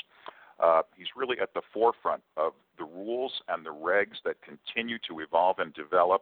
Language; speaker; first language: English; native; English